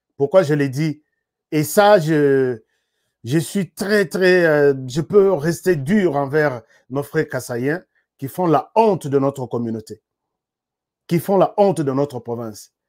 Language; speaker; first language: French; non-native, local second language; Lingala